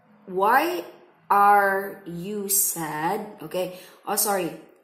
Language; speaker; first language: English; non-native, fluent; Indonesian